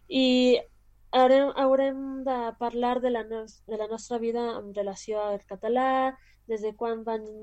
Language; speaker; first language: Catalan; non-native, learner; Spanish